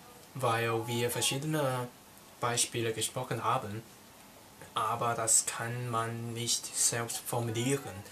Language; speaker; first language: German; non-native, learner; Cantonese